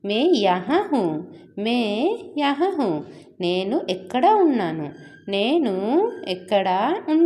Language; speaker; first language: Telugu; non-native, fluent; Odia